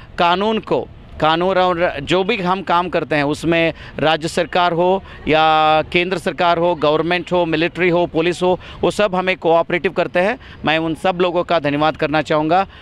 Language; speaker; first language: Hindi; non-native, local second language; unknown